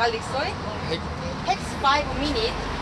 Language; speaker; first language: English; non-native, learner; Korean